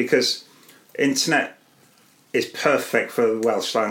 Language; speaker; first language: English; non-native, local second language; Welsh